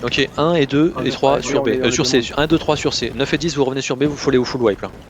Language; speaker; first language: French; native; French